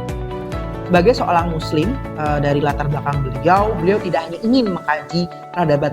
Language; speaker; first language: Indonesian; native; Indonesian